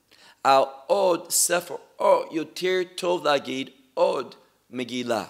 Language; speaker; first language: Hebrew; non-native, fluent; English